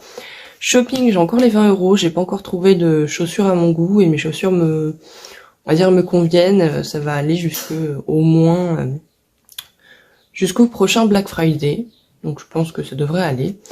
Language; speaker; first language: French; native; French